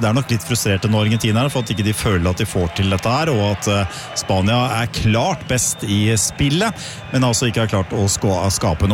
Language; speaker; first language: Norwegian; native; Norwegian